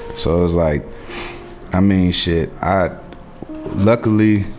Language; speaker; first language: English; native; English